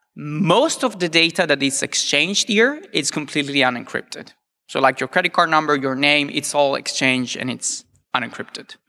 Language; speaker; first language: English; non-native, fluent; Italian